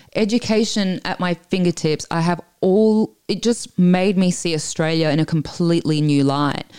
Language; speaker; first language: English; early bilingual, other home language; Italian